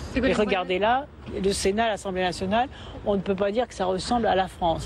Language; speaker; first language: French; native; French